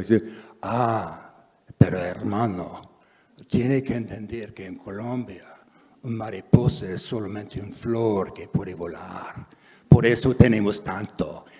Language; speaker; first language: Spanish; non-native, fluent; English